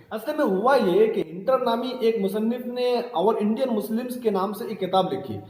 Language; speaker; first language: Urdu; native; Urdu